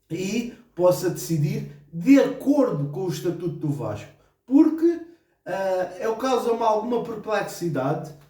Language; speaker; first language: Portuguese; native; Portuguese